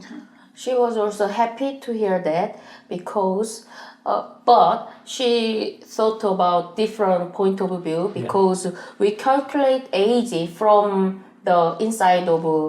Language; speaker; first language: English; non-native, learner; Korean